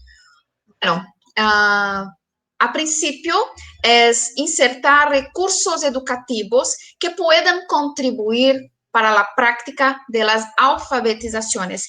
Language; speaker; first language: Spanish; non-native, fluent; Portuguese